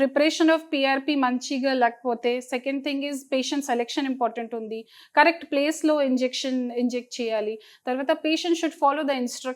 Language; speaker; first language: Telugu; non-native, fluent; Hindi